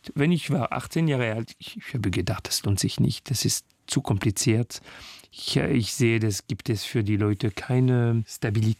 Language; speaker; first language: German; non-native, learner; French